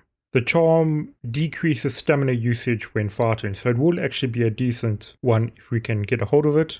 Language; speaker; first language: English; native; English